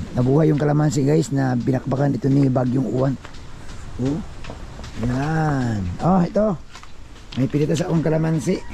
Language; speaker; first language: Filipino; non-native, local second language; Cebuano